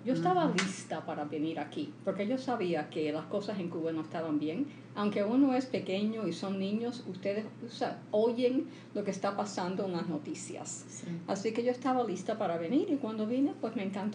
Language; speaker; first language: Spanish; early bilingual, heritage; Spanish